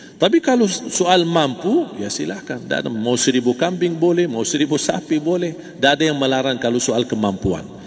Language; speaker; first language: Malay; non-native, fluent; Arabic